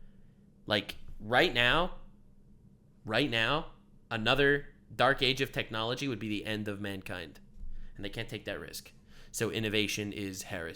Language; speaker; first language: English; native; English